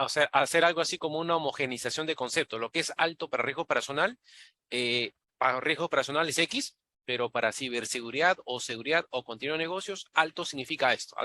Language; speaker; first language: Spanish; native; Spanish